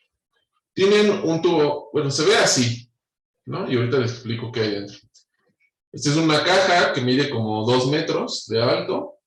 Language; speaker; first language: Spanish; native; Spanish